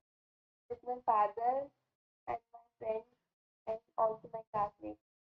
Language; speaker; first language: English; non-native, learner; Hindi